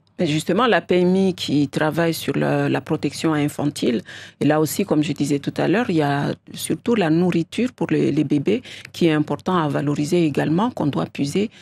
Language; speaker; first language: French; non-native, local second language; Comorian